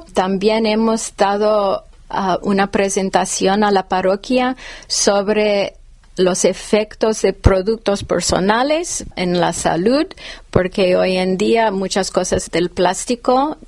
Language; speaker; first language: Spanish; non-native, fluent; English